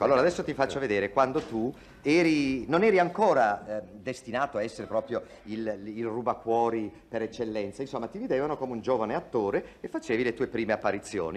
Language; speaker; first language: Italian; native; Italian